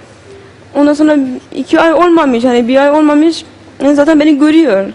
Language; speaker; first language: Turkish; non-native, learner; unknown